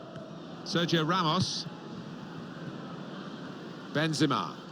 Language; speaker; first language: English; native; English